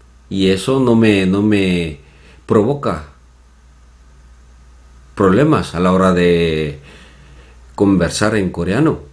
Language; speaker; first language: Spanish; non-native, fluent; Korean